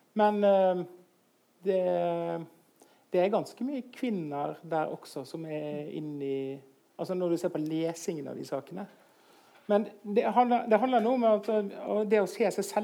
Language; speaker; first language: Norwegian; native; Norwegian